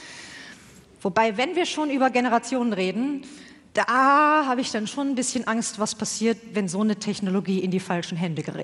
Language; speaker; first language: German; native; German